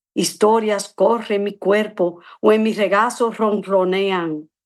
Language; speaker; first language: Spanish; early bilingual, other home language; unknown